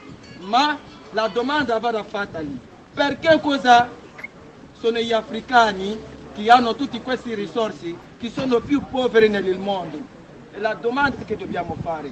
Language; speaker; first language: Italian; non-native, fluent; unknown